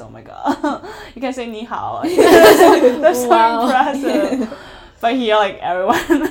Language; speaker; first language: English; non-native, fluent; Chinese